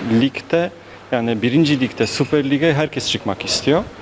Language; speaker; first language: Turkish; non-native, fluent; Polish